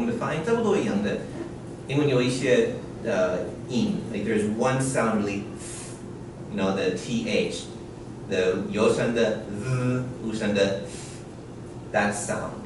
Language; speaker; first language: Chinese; non-native, learner; English